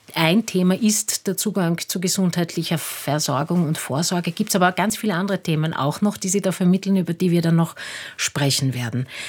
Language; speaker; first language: German; native; German